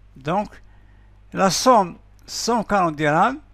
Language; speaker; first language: French; non-native, local second language; Arabic